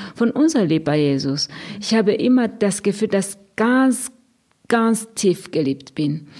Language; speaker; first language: German; non-native, fluent; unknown